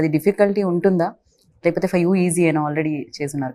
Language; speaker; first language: Telugu; native; Telugu